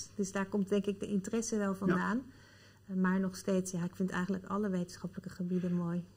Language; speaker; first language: Dutch; native; Dutch